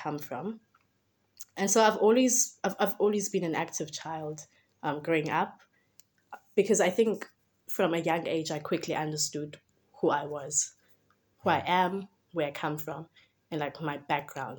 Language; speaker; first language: English; non-native, local second language; Xhosa